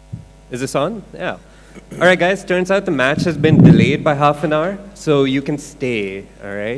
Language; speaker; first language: English; non-native, local second language; Urdu